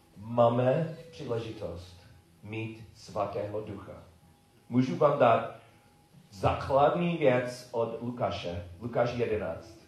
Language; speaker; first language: Czech; non-native, learner; English